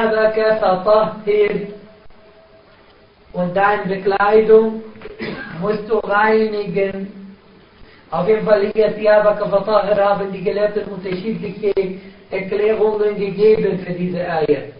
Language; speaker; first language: German; non-native, fluent; Arabic